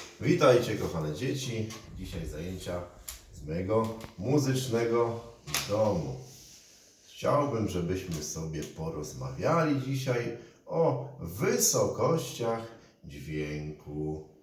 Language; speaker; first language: Polish; native; Polish